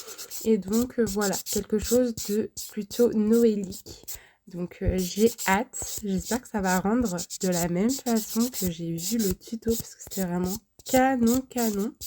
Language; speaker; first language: French; native; French